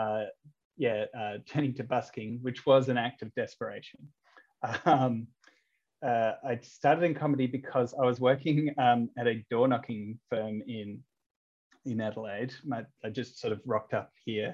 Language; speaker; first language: English; native; English